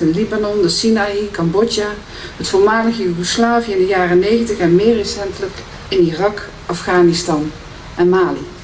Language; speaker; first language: Dutch; native; Dutch